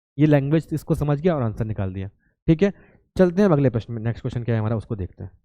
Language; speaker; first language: Hindi; native; Hindi